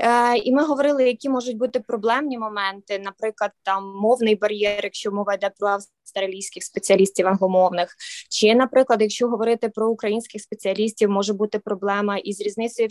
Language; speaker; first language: Ukrainian; native; Ukrainian